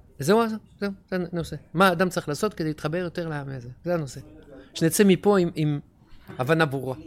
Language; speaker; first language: Hebrew; non-native, fluent; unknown